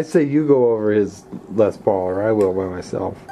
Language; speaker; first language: English; native; English